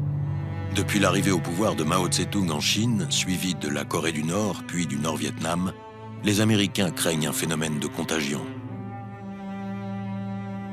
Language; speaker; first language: French; native; French